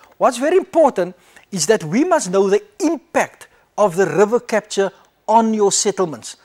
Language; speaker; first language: English; non-native, local second language; Afrikaans